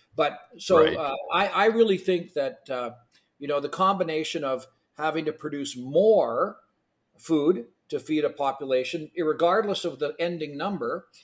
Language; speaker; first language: English; non-native, fluent; Ukrainian